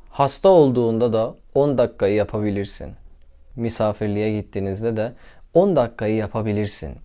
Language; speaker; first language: Turkish; non-native, learner; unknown